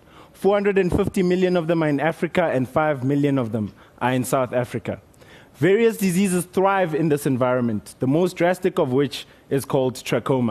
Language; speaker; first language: English; non-native, local second language; Northern Sotho